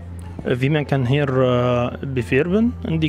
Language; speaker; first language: German; non-native, learner; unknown